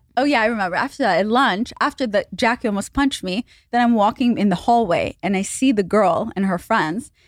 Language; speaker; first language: English; non-native, fluent; Hebrew